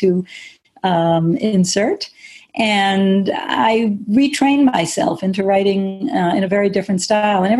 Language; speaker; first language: English; native; English